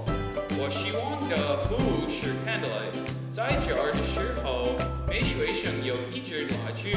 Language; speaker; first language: Chinese; non-native, learner; English